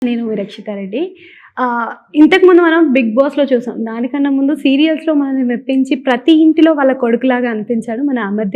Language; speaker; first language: Telugu; native; Telugu